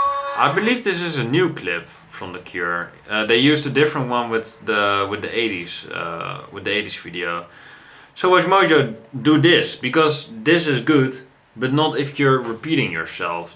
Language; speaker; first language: English; non-native, fluent; Dutch